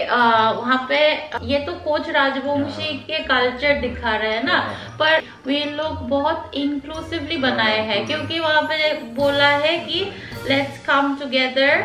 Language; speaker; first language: Hindi; non-native, learner; Korean